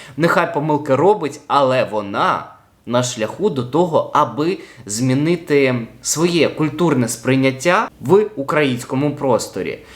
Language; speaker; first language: Ukrainian; native; Ukrainian